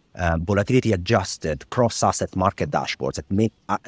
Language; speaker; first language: English; non-native, fluent; Italian